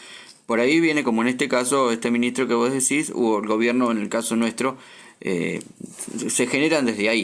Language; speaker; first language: Spanish; native; Spanish